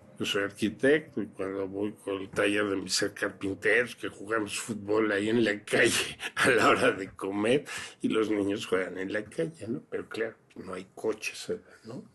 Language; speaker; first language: Spanish; early bilingual, other home language; French